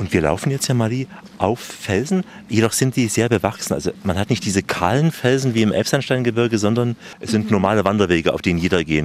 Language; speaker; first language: German; native; German